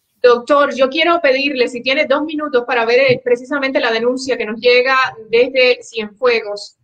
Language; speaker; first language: Spanish; native; Spanish